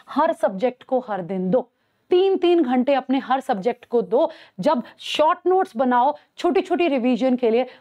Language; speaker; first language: Hindi; native; Hindi